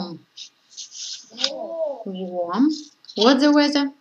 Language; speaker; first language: English; non-native, learner; Russian